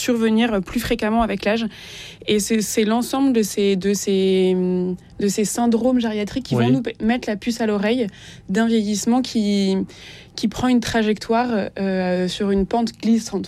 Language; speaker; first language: French; native; French